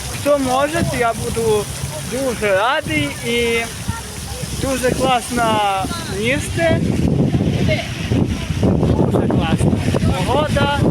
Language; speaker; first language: Ukrainian; native; Ukrainian